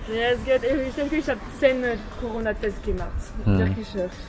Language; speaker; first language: German; non-native, learner; French